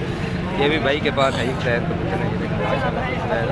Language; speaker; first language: Hindi; non-native, local second language; Saraiki